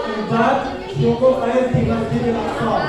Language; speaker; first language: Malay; non-native, learner; Arabic